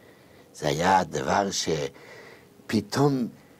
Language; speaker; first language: Hebrew; non-native, fluent; Yiddish